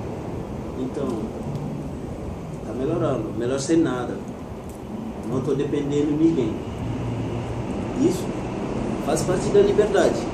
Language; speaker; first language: Portuguese; non-native, learner; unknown